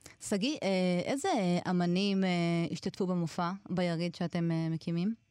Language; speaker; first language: Hebrew; native; Hebrew